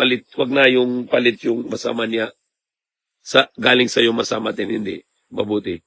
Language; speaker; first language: Filipino; non-native, learner; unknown